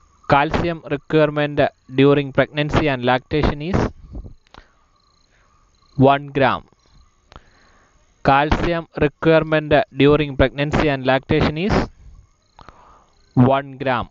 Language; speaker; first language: English; non-native, local second language; Malayalam